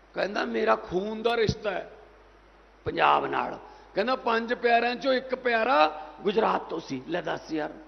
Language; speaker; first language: Hindi; non-native, local second language; Punjabi